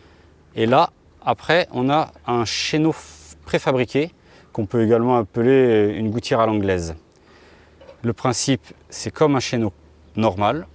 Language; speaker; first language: French; native; French